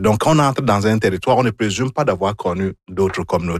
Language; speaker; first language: French; non-native, fluent; Igbo